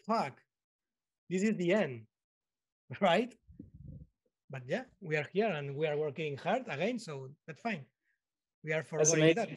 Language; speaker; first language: English; non-native, learner; Spanish